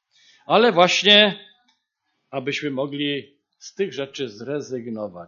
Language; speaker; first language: Polish; native; Polish